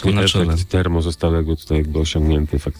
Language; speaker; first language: Polish; native; Polish